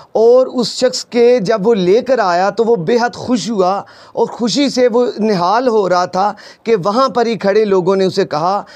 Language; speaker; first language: Urdu; non-native, local second language; Punjabi